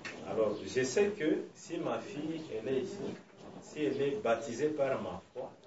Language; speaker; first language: French; non-native, local second language; Swahili